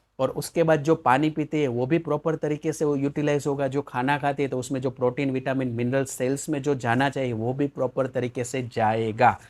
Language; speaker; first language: Hindi; non-native, local second language; Gujarati